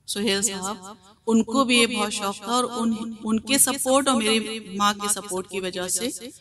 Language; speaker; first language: Hindi; native; Hindi